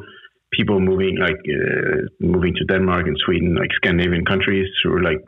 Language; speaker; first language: English; non-native, fluent; Danish